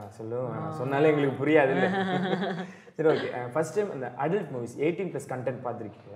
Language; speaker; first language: Tamil; native; Tamil